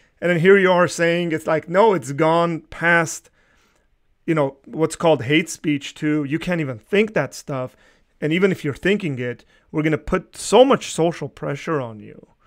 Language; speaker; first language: English; early bilingual, other home language; Armenian